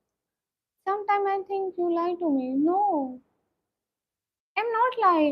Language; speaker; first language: English; non-native, learner; Punjabi